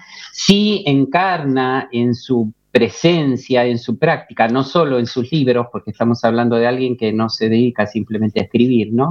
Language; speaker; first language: Spanish; native; Spanish